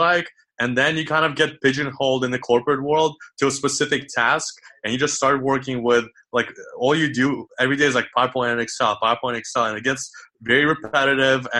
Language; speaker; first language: English; early bilingual, other home language; Ukrainian